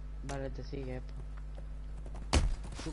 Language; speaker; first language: Spanish; native; Spanish